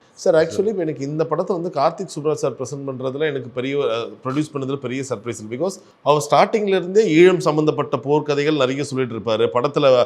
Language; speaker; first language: Tamil; native; Tamil